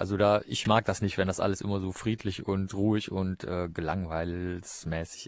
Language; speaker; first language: German; native; German